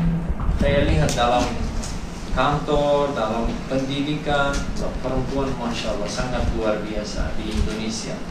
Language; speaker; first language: Indonesian; non-native, fluent; Turkish